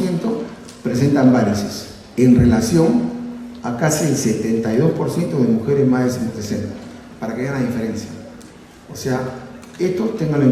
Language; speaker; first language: Spanish; native; Spanish